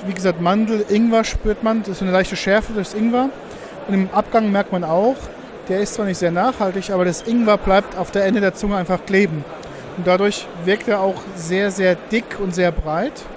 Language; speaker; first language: German; native; German